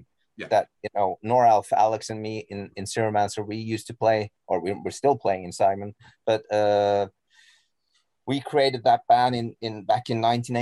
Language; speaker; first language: English; non-native, fluent; Norwegian